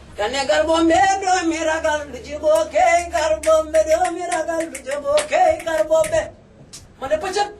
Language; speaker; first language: Wolof; non-native, local second language; Fula